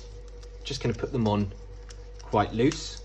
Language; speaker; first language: English; native; English